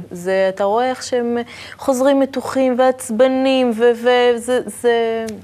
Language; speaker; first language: Hebrew; native; Hebrew